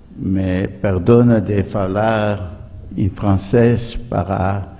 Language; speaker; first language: Portuguese; non-native, learner; French